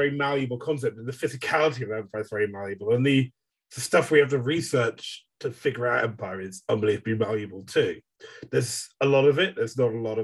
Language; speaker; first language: English; native; English